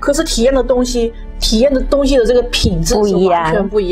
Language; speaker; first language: Chinese; native; Chinese